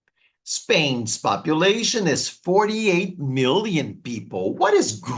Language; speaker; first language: English; non-native, fluent; Portuguese